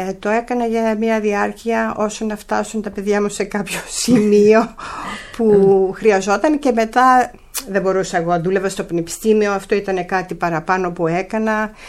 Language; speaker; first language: Greek; early bilingual, heritage; Greek